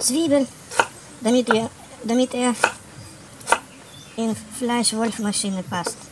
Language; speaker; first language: German; non-native, learner; Russian